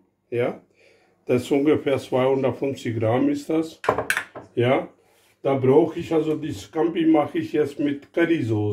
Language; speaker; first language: German; non-native, fluent; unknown